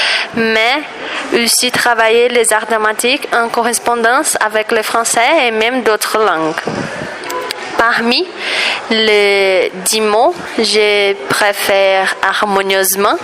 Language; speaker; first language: French; non-native, learner; Portuguese